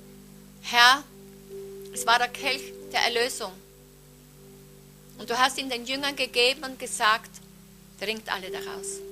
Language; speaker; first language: German; native; German